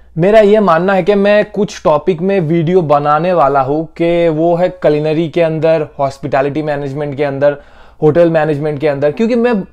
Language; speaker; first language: Hindi; non-native, local second language; Bangla